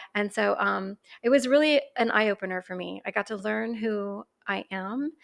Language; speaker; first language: English; native; English